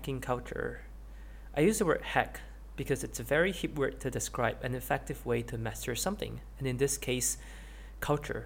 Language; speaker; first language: English; non-native, local second language; Chinese